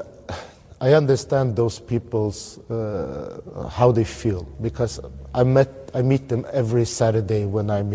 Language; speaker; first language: English; non-native, fluent; Armenian